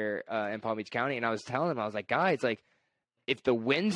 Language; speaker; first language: English; native; English